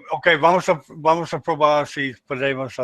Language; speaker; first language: Spanish; non-native, learner; English